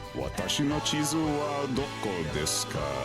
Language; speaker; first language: Japanese; non-native, learner; English